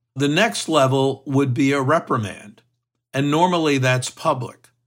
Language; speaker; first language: English; native; English